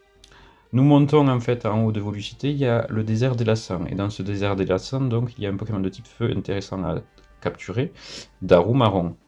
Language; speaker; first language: French; native; French